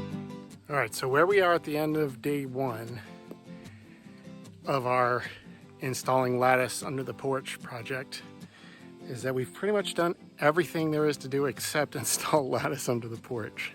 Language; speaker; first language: English; native; English